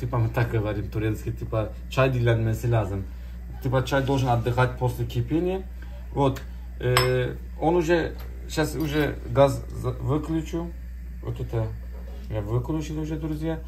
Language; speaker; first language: Russian; non-native, learner; Turkish